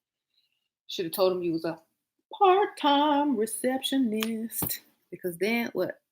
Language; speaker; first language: English; native; English